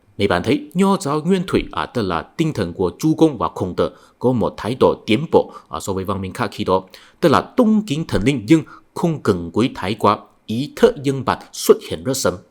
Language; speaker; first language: Vietnamese; non-native, fluent; Chinese